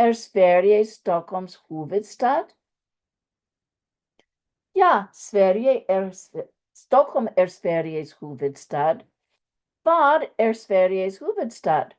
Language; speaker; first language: Swedish; non-native, fluent; English